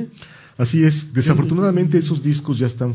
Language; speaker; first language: Spanish; native; Spanish